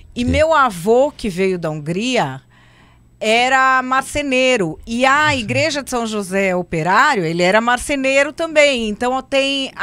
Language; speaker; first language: Portuguese; native; Portuguese